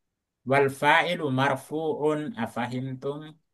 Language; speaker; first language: Arabic; non-native, fluent; Indonesian